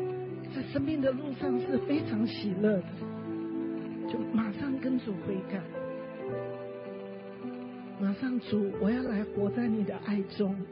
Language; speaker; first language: Chinese; native; Chinese